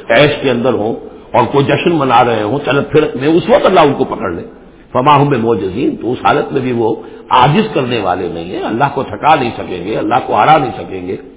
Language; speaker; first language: Urdu; native; Urdu